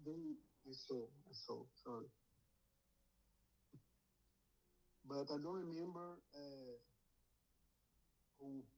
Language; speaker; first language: English; non-native, learner; Portuguese